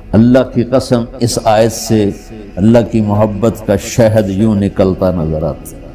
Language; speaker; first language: Urdu; non-native, local second language; Punjabi